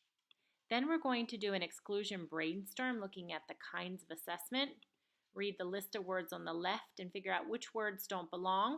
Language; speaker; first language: English; native; English